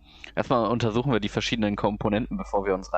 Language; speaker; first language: German; native; German